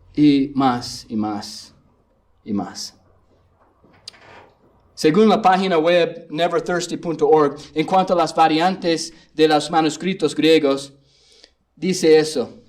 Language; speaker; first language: Spanish; non-native, fluent; English